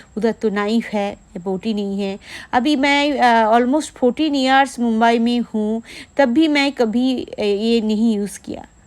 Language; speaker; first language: Hindi; non-native, local second language; Bangla